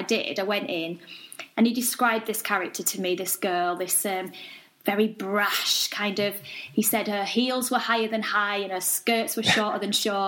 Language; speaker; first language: English; native; English